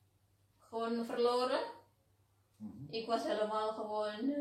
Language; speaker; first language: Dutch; non-native, learner; Indonesian